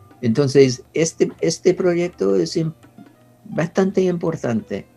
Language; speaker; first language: Spanish; non-native, learner; English